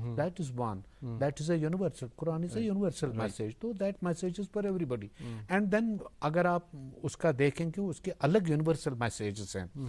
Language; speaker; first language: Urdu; non-native, local second language; Kashmiri